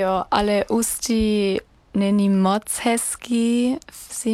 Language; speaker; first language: Czech; non-native, learner; German